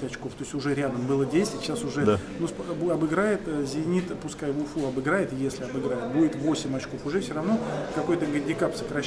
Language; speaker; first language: Russian; native; Russian